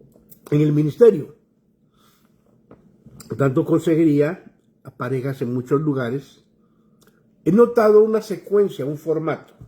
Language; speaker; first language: Spanish; native; Spanish